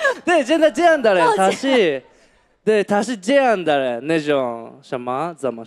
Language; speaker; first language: Chinese; non-native, learner; Japanese